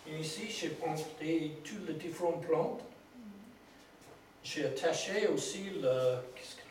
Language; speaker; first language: French; non-native, learner; English